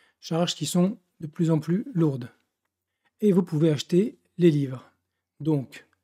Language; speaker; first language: French; native; French